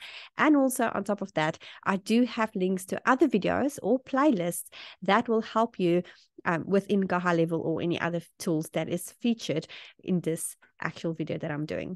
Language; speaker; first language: English; native; English